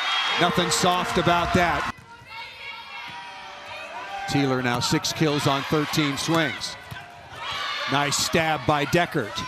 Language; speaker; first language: English; native; English